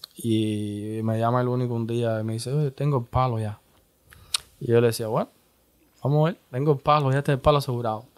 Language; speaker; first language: Spanish; native; Spanish